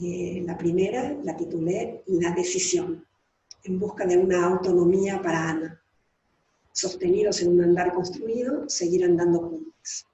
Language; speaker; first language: Spanish; native; Spanish